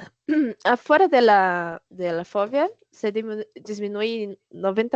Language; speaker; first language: Spanish; non-native, learner; Portuguese